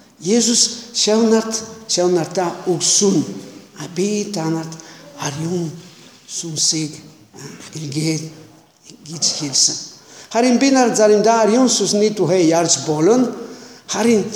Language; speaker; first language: Mongolian; non-native, learner; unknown